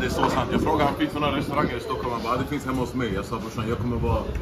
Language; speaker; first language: Swedish; native; Swedish